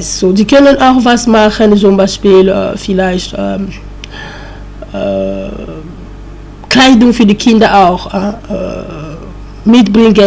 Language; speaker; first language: German; non-native, learner; French